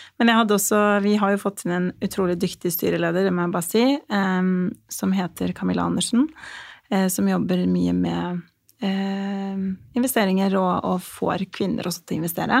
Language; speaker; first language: Norwegian; early bilingual, other home language; Albanian